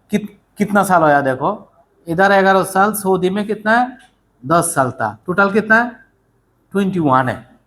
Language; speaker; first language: Hindi; non-native, learner; Bangla